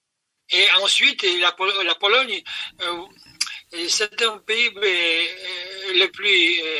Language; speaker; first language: French; non-native, fluent; Polish